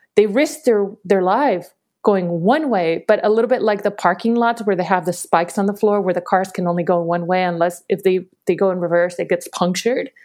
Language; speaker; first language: English; early bilingual, other home language; Spanish